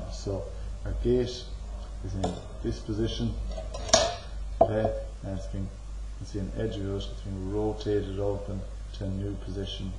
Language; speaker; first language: English; native; English